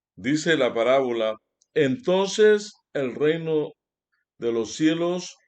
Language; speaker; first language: Spanish; native; Spanish